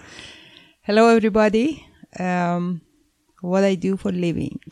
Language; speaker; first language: English; non-native, fluent; Persian